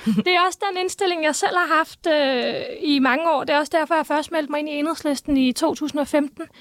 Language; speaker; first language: Danish; early bilingual, other home language; Turkish